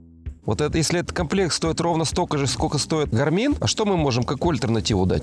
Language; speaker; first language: Russian; native; Russian